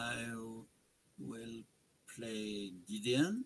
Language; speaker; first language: English; non-native, fluent; French